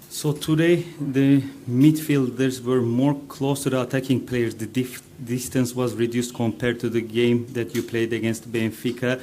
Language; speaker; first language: English; non-native, fluent; Turkish